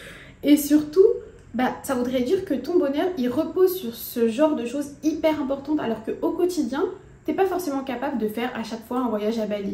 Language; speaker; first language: French; native; French